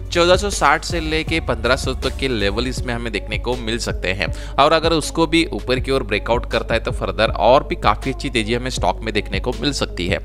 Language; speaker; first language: Hindi; native; Hindi